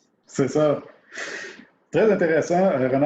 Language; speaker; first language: French; native; French